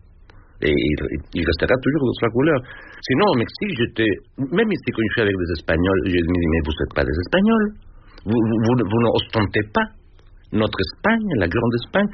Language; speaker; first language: French; non-native, fluent; Spanish